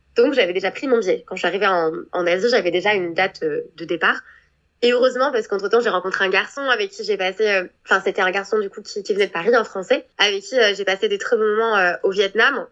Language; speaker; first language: French; native; French